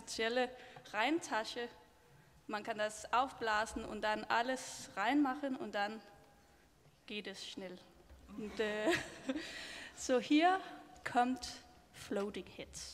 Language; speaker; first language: German; non-native, learner; Danish